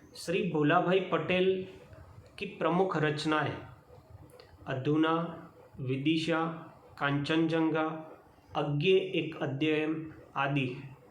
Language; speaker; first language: Hindi; non-native, local second language; Gujarati